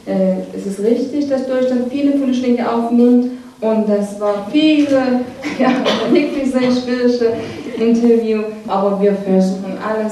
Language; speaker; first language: German; non-native, learner; Persian